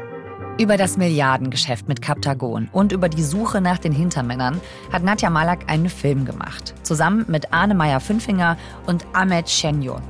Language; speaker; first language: German; native; German